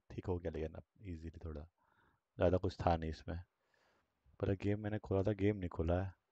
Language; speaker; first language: Hindi; native; Hindi